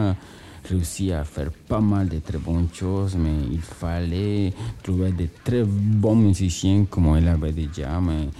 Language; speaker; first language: French; non-native, learner; Spanish